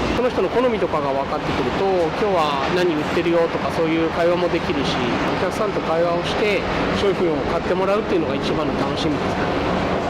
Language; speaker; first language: Japanese; native; Japanese